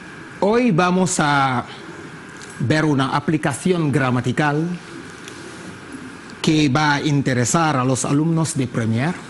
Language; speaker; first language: Spanish; non-native, fluent; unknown